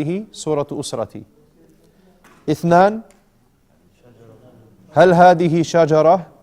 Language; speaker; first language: Arabic; non-native, fluent; English